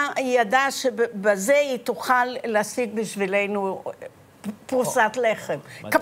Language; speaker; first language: Hebrew; early bilingual, other home language; Ukrainian